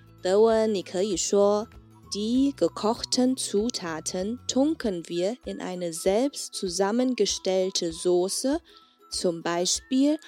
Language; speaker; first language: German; non-native, fluent; Chinese